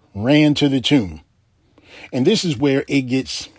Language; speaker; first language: English; native; English